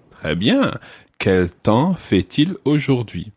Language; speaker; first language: French; non-native, fluent; English